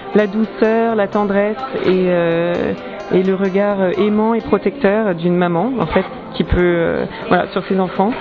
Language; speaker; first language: French; native; French